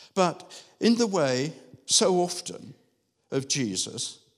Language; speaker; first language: English; native; English